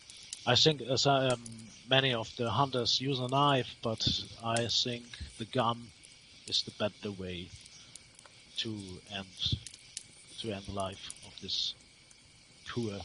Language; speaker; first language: English; non-native, learner; German